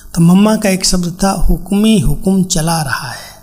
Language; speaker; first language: Hindi; native; Hindi